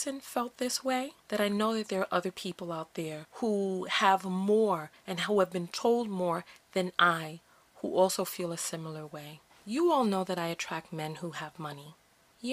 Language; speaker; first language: English; native; English